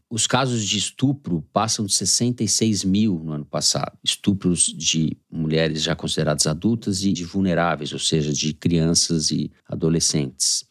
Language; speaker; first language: Portuguese; native; Portuguese